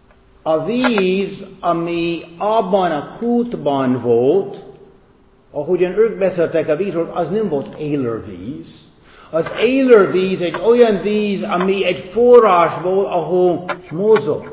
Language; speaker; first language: Hungarian; non-native, fluent; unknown